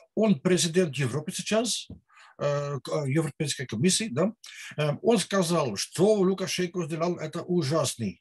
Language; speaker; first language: Russian; non-native, learner; Dutch